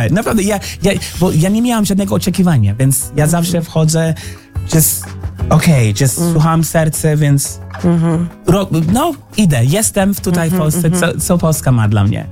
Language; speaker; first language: Polish; non-native, learner; English